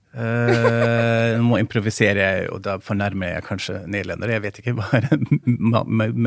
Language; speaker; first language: Norwegian; non-native, fluent; German